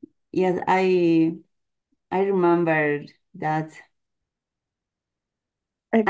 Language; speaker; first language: English; non-native, learner; Spanish